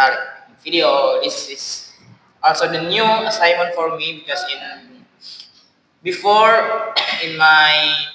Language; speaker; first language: English; non-native, learner; Indonesian